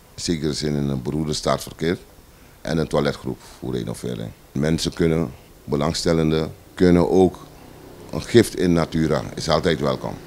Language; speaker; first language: Dutch; non-native, local second language; Sranan Tongo